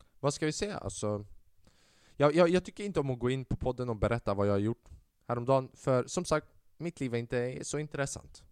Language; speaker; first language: Swedish; early bilingual, other home language; Albanian